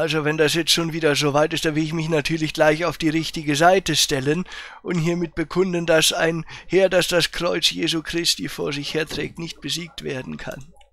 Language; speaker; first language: German; native; German